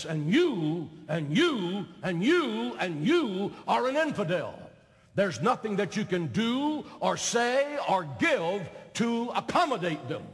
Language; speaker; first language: English; native; English